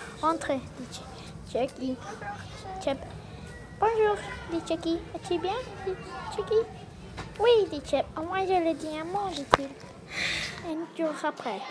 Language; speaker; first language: French; non-native, learner; English